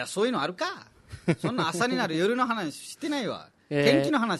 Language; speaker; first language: Japanese; non-native, fluent; Nepali